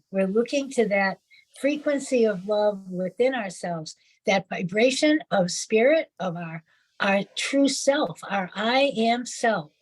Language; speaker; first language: English; native; English